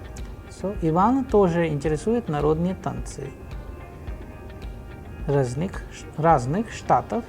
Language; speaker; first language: Russian; non-native, fluent; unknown